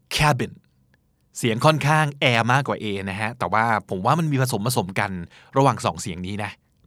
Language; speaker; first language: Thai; native; Thai